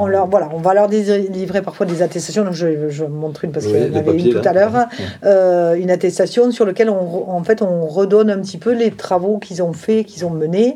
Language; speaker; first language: French; native; French